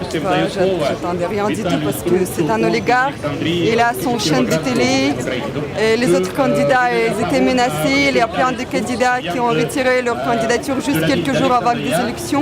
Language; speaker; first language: French; non-native, fluent; Russian